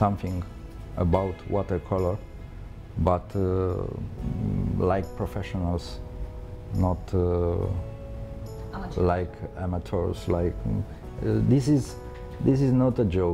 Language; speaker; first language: English; non-native, learner; Romanian